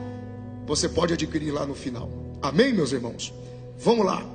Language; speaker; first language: Portuguese; native; Portuguese